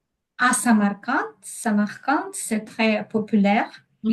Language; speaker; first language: French; non-native, learner; Ukrainian